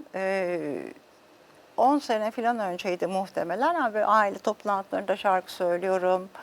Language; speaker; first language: Turkish; native; Turkish